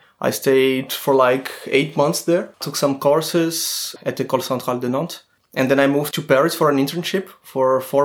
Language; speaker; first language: English; non-native, fluent; Portuguese